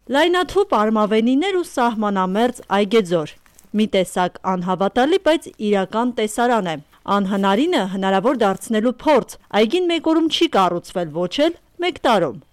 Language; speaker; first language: Armenian; native; Armenian